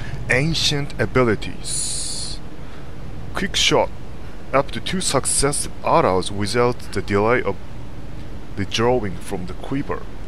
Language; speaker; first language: English; non-native, fluent; Japanese